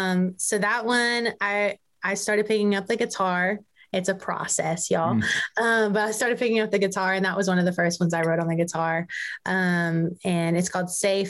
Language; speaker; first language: English; native; English